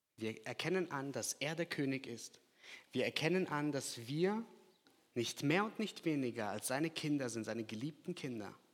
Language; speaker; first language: German; early bilingual, other home language; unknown